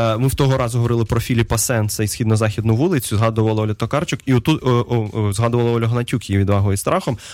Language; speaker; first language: Ukrainian; native; Ukrainian